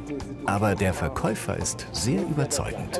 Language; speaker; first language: German; native; German